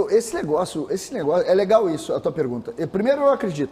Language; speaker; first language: Portuguese; native; Portuguese